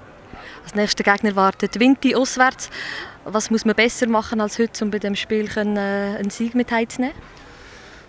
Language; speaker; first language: German; native; German